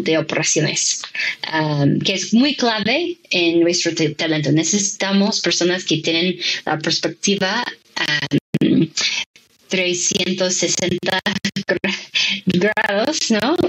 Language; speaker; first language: Spanish; non-native, fluent; English